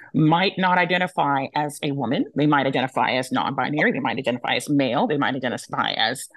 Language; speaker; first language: English; native; English